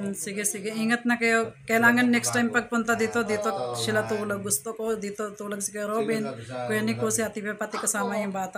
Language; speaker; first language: Filipino; non-native, learner; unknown